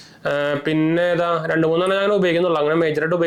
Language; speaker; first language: Malayalam; native; Malayalam